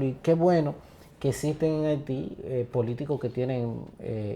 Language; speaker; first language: Spanish; native; Spanish